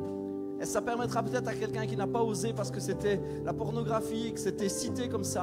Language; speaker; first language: French; native; French